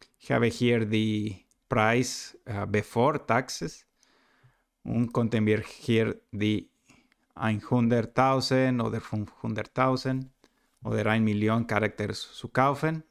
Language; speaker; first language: German; non-native, learner; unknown